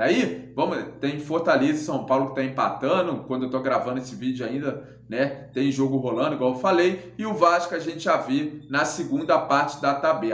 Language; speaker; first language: Portuguese; native; Portuguese